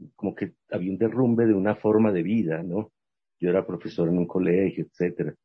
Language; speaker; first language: Spanish; native; Spanish